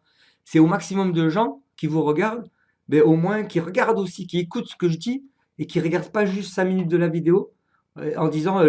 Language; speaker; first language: French; native; French